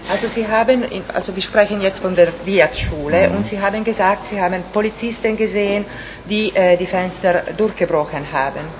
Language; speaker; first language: German; non-native, fluent; Italian